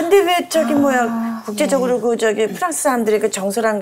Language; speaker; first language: Korean; native; Korean